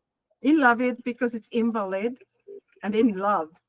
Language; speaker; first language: English; non-native, learner; Hungarian